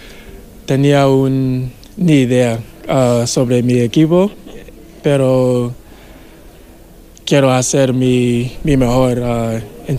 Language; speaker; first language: Spanish; non-native, learner; English